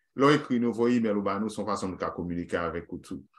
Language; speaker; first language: French; native; French